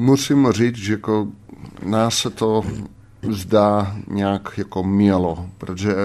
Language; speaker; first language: Czech; non-native, fluent; Dutch